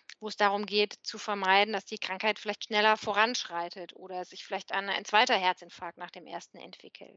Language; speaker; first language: German; native; German